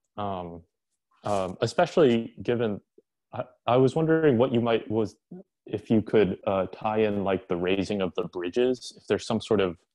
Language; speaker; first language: English; native; English